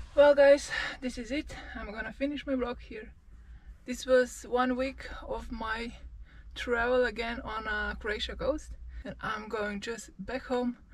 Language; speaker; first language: English; non-native, learner; Slovenian